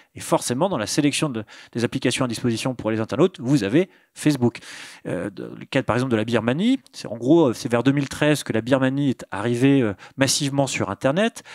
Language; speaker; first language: French; native; French